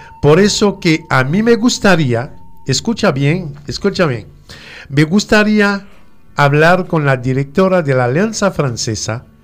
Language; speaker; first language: Spanish; non-native, fluent; French